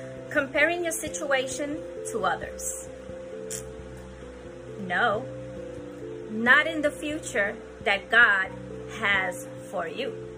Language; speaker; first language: English; early bilingual, other home language; Spanish